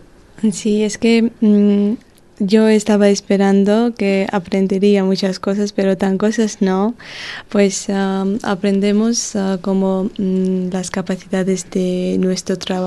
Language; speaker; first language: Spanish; non-native, learner; Georgian